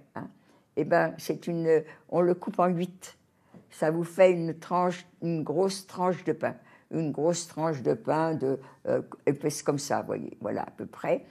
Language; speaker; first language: French; native; French